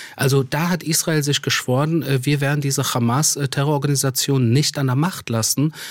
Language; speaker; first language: German; early bilingual, other home language; Persian